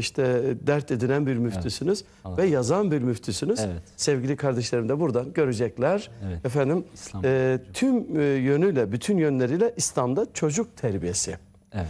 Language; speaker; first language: Turkish; native; Turkish